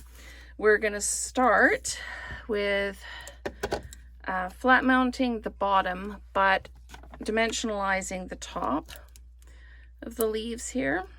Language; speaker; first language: English; native; English